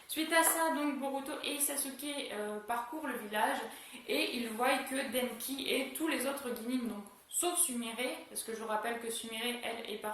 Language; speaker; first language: French; native; French